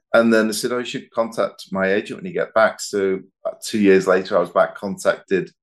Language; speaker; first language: English; native; English